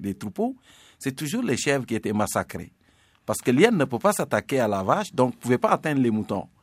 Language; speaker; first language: French; non-native, local second language; Serer